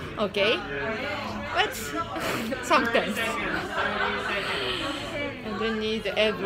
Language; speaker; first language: English; non-native, learner; Japanese